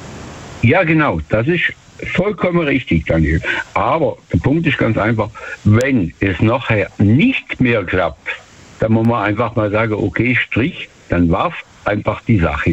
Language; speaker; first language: German; native; German